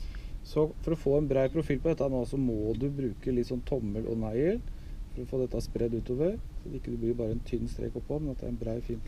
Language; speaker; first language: Norwegian; native; Norwegian